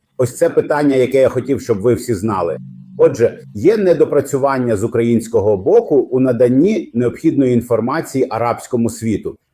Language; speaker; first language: Ukrainian; non-native, fluent; Arabic